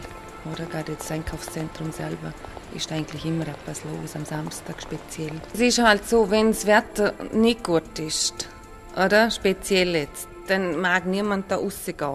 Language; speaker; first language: German; native; German